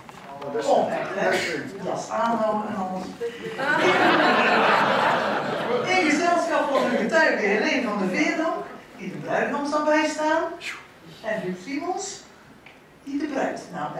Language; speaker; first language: Dutch; native; Dutch